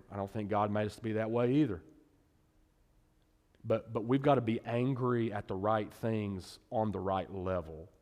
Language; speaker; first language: English; native; English